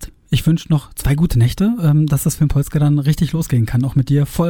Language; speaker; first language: German; native; German